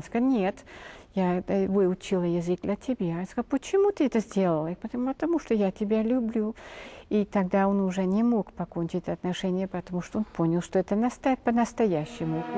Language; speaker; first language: Russian; non-native, fluent; Dutch